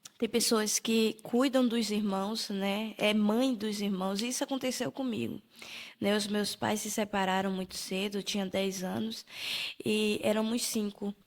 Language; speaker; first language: Portuguese; native; Portuguese